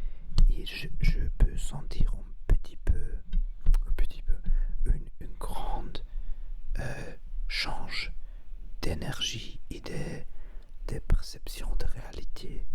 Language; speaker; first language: French; non-native, learner; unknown